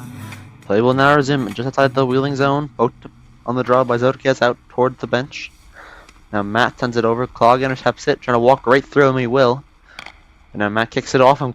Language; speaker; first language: English; native; English